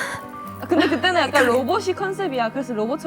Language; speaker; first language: Korean; native; Korean